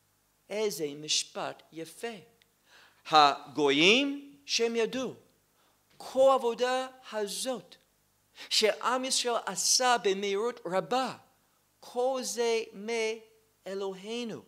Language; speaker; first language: Hebrew; non-native, fluent; English